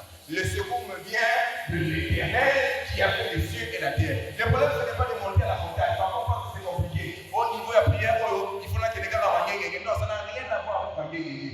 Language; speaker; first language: French; non-native, local second language; Lingala